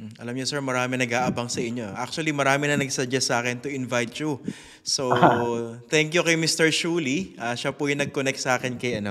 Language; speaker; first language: Filipino; native; Filipino